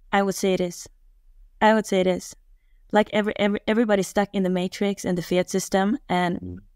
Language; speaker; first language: English; non-native, fluent; Swedish